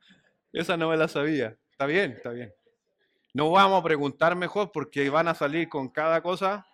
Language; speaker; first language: Spanish; native; Spanish